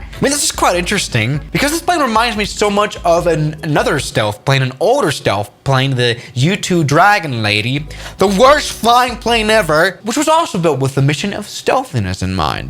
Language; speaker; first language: English; non-native, fluent; German